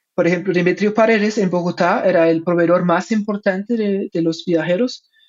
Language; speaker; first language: Spanish; non-native, fluent; German